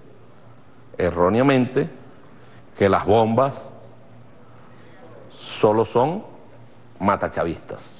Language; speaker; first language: Spanish; native; Spanish